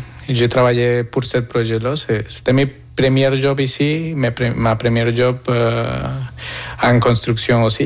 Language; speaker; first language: French; non-native, fluent; Spanish